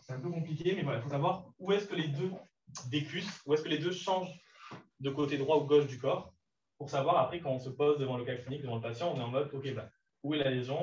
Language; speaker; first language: French; native; French